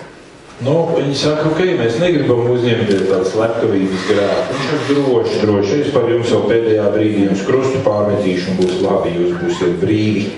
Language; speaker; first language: Latvian; native; Latvian